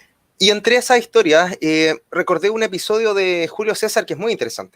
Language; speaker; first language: Spanish; native; Spanish